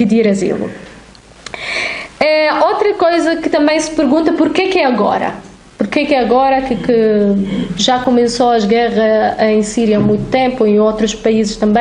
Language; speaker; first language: Portuguese; non-native, fluent; Arabic